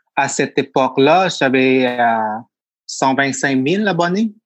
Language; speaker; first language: French; non-native, fluent; Thai